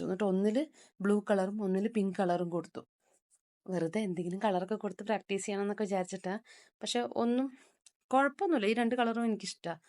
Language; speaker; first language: Malayalam; native; Malayalam